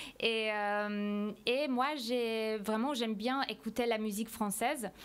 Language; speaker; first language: French; non-native, fluent; Polish